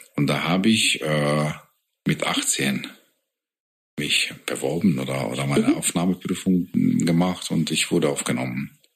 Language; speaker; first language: German; non-native, fluent; Hungarian